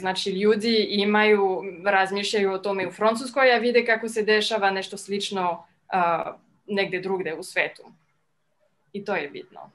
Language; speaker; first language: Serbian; non-native, fluent; French